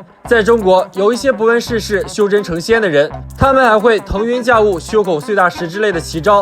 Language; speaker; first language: Chinese; native; Chinese